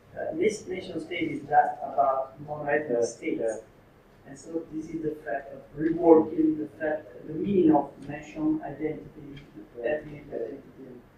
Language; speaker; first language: English; non-native, fluent; Italian